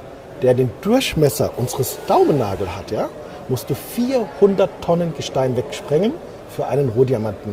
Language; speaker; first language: German; native; German